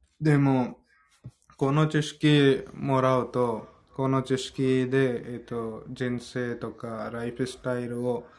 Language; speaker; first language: Japanese; non-native, fluent; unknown